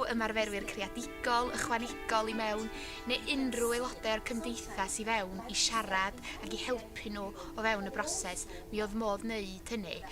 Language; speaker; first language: Welsh; native; Welsh